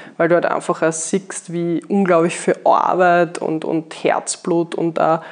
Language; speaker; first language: German; native; German